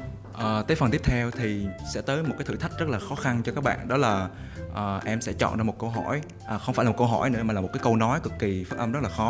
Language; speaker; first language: Vietnamese; native; Vietnamese